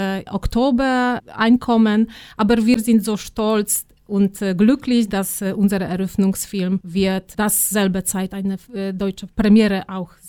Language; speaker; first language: German; non-native, fluent; Polish